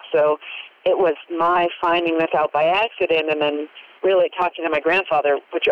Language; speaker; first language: English; native; English